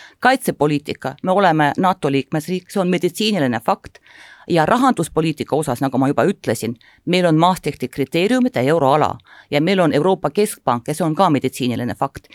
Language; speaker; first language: Estonian; non-native, local second language; Russian